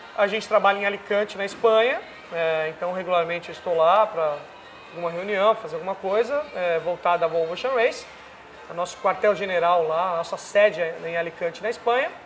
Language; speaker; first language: Portuguese; native; Portuguese